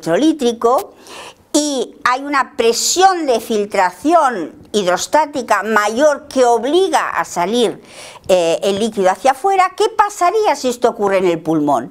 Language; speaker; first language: Spanish; native; Spanish